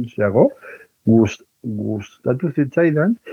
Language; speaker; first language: Basque; native; Basque